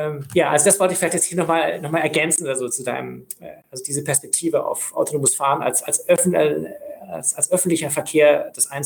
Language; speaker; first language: German; native; German